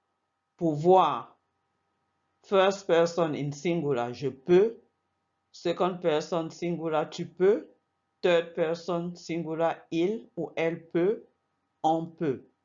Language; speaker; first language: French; non-native, fluent; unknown